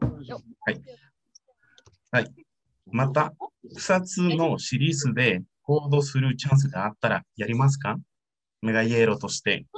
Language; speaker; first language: Japanese; non-native, learner; Spanish